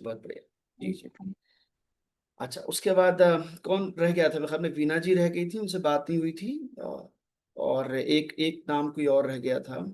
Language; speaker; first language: Hindi; native; Hindi